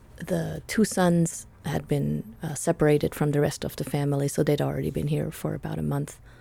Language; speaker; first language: English; non-native, fluent; Spanish